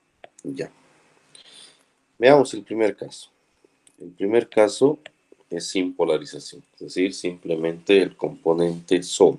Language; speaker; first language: Spanish; native; Spanish